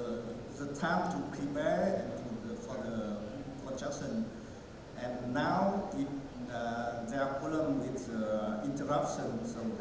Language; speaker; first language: English; non-native, learner; Vietnamese